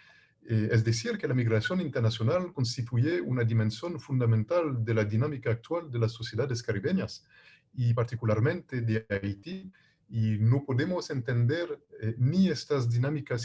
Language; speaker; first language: Spanish; non-native, fluent; French